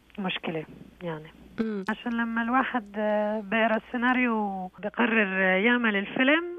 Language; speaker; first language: Arabic; early bilingual, heritage; Arabic